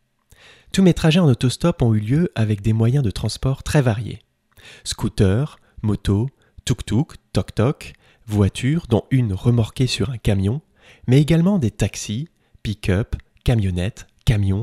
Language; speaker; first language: French; native; French